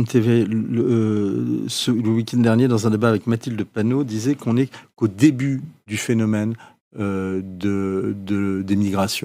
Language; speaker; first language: French; native; French